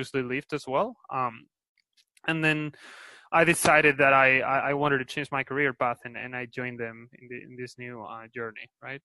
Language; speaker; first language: English; non-native, fluent; Spanish